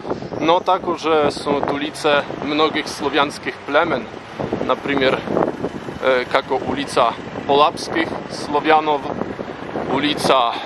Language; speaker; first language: Polish; non-native, learner; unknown